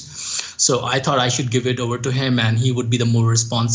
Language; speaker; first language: English; non-native, local second language; Hindi